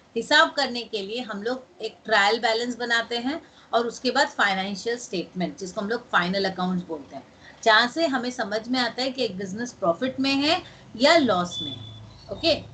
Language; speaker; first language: Hindi; non-native, local second language; Bangla